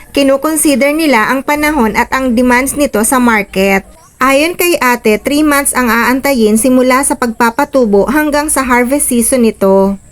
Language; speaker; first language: Filipino; non-native, local second language; Bikol